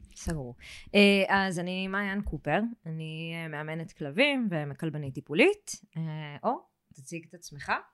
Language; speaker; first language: Hebrew; native; Hebrew